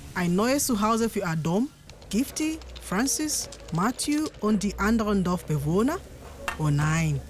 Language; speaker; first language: German; non-native, fluent; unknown